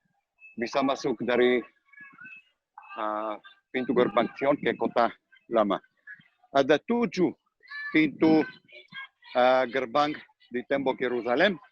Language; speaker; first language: Indonesian; non-native, learner; Hebrew